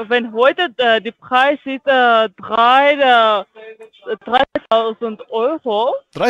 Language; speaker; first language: German; non-native, learner; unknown